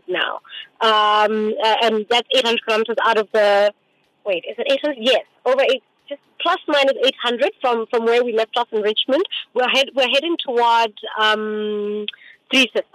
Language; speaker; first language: English; non-native, local second language; Tswana